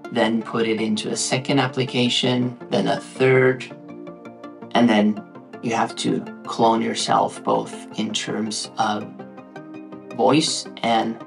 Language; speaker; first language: English; non-native, fluent; Norwegian